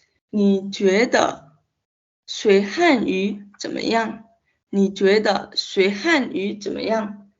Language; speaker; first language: Chinese; non-native, fluent; Indonesian